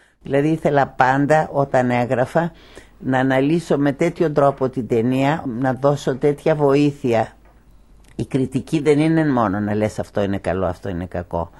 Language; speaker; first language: Greek; native; Greek